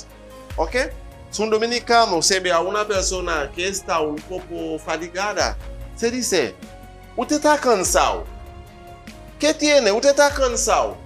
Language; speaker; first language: Spanish; non-native, fluent; Haitian Creole